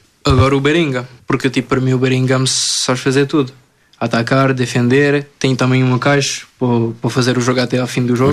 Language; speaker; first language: Portuguese; non-native, fluent; French